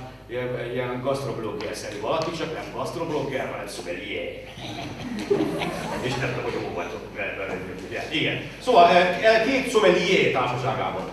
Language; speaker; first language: Hungarian; native; Hungarian